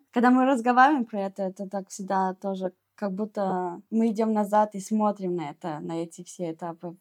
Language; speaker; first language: Russian; early bilingual, heritage; Russian